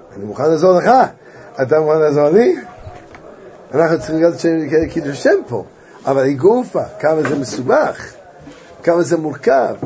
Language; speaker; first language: Hebrew; native; Hebrew